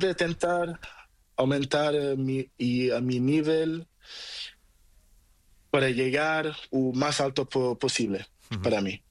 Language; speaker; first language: Spanish; non-native, learner; Portuguese